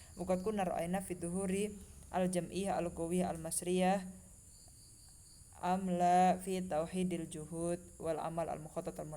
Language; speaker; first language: Arabic; non-native, fluent; Indonesian